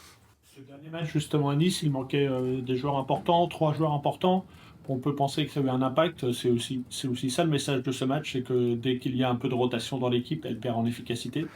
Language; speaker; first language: French; native; French